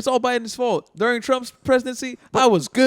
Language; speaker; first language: English; native; English